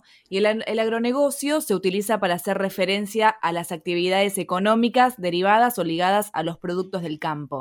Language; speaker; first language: Spanish; native; Spanish